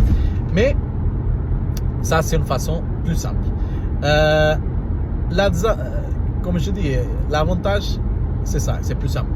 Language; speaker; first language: French; non-native, learner; Portuguese